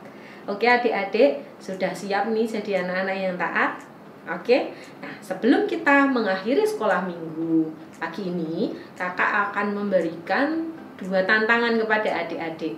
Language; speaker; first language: Indonesian; native; Indonesian